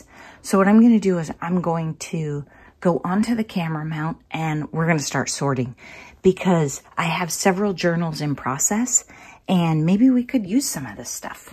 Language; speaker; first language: English; native; English